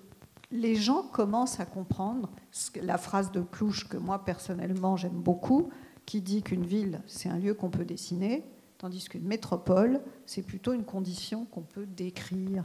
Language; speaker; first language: French; native; French